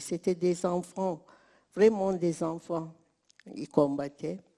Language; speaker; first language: French; non-native, fluent; Turkish